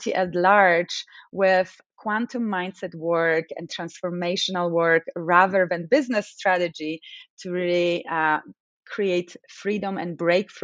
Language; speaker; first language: English; non-native, fluent; Polish